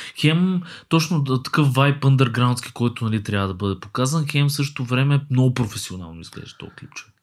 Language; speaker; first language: Bulgarian; native; Bulgarian